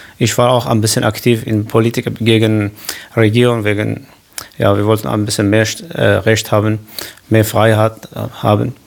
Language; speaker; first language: German; non-native, learner; Kurdish